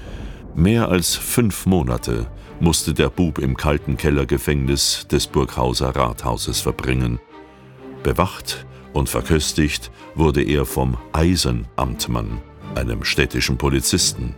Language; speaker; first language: German; native; German